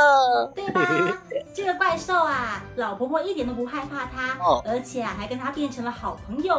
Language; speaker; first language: Chinese; native; Chinese